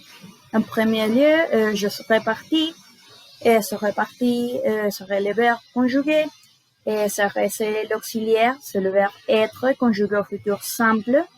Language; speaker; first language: French; non-native, learner; Spanish